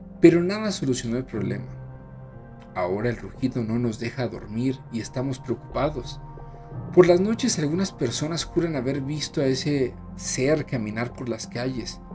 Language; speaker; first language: Spanish; native; Spanish